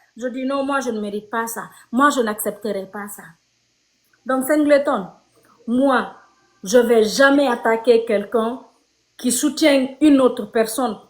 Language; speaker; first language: French; non-native, local second language; Fula